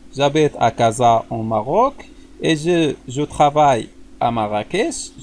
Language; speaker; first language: French; non-native, local second language; Arabic